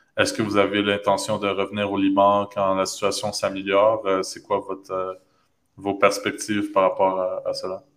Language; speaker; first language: French; native; French